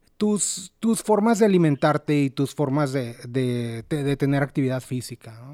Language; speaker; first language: Spanish; native; Spanish